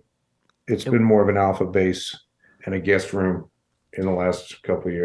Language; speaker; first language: English; native; English